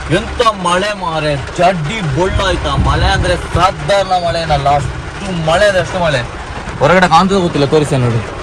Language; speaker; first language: Kannada; non-native, local second language; Tulu